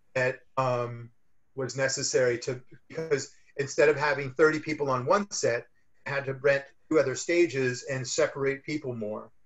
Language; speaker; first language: English; native; English